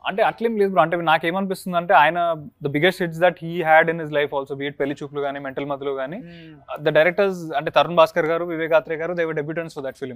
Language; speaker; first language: Telugu; native; Telugu